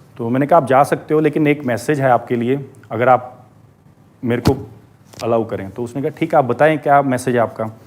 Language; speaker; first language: Hindi; non-native, local second language; Punjabi